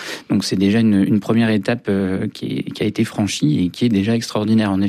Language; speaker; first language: French; native; French